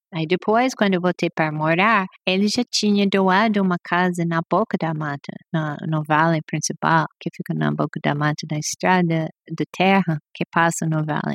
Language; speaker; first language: Portuguese; non-native, fluent; English